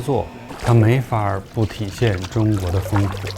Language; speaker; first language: Chinese; native; Chinese